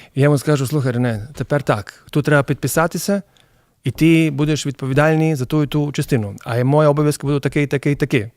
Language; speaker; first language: Ukrainian; non-native, fluent; Croatian